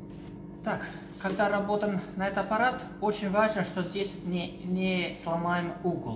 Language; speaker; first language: Russian; non-native, learner; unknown